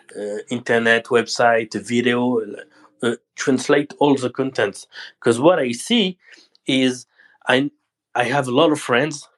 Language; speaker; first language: English; non-native, learner; French